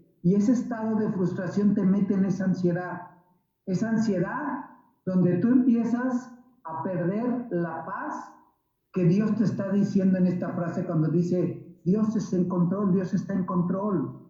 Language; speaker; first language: Spanish; native; Spanish